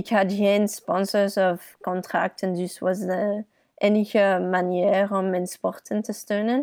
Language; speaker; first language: Dutch; early bilingual, heritage; English